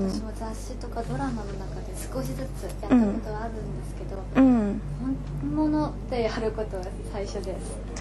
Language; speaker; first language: Japanese; non-native, fluent; Korean